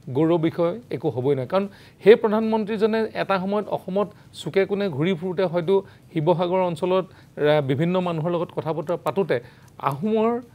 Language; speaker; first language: Assamese; native; Assamese